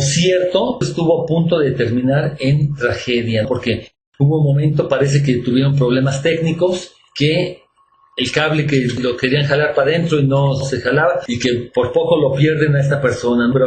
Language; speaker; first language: Spanish; native; Spanish